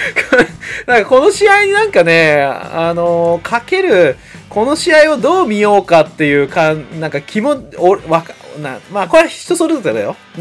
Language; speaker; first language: Japanese; native; Japanese